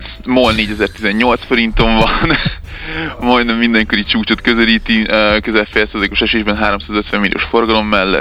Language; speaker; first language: Hungarian; native; Hungarian